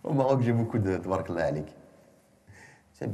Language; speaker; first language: French; non-native, local second language; Arabic